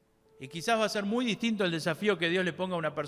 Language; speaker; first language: Spanish; native; Spanish